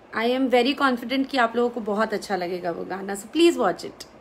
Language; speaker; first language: Hindi; native; Hindi